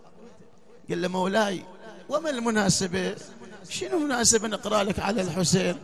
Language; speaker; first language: Arabic; native; Arabic